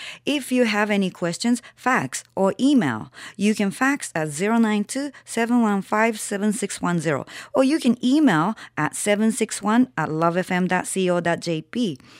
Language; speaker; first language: English; non-native, fluent; Japanese